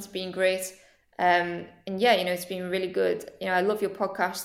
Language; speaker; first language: English; native; English